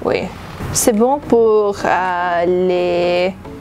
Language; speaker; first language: French; non-native, learner; English